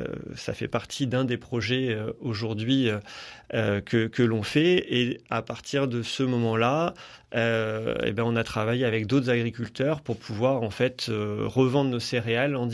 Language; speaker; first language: French; native; French